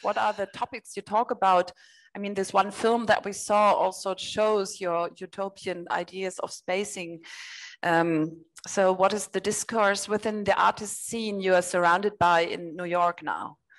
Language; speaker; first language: English; non-native, fluent; German